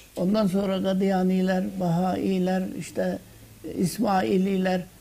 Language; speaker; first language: Turkish; native; Turkish